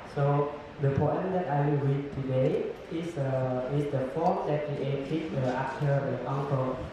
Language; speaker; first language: English; non-native, learner; Khmer